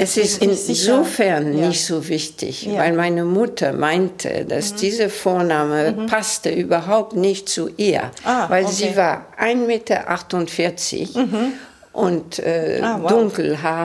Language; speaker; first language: German; early bilingual, heritage; German